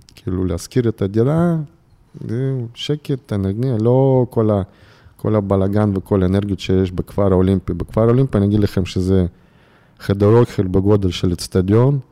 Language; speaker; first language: Hebrew; non-native, fluent; Russian